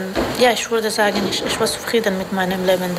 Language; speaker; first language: German; non-native, learner; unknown